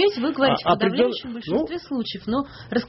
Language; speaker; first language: Russian; native; Russian